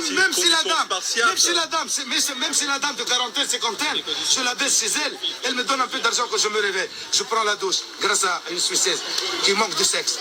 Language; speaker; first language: French; non-native, local second language; Arabic